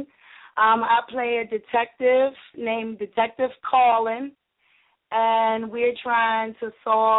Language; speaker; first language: English; native; English